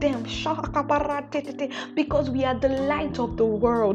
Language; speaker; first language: English; non-native, local second language; Yoruba